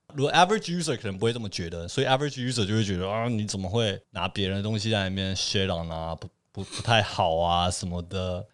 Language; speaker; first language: Chinese; early bilingual, heritage; Chinese